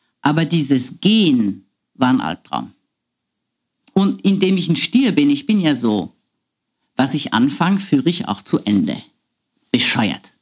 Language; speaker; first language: German; non-native, fluent; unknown